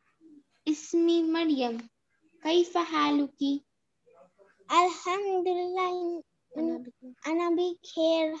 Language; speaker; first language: Arabic; non-native, learner; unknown